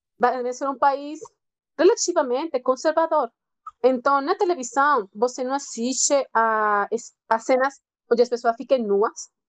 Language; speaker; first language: Portuguese; non-native, fluent; Spanish